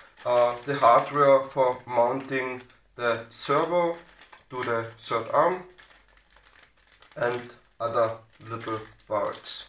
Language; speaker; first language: English; non-native, fluent; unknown